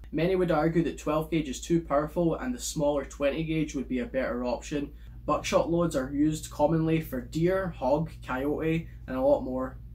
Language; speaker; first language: English; native; English